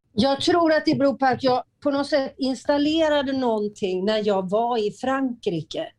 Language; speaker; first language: Swedish; native; Swedish